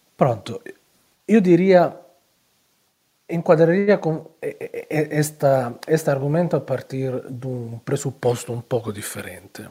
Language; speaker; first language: Portuguese; non-native, fluent; Italian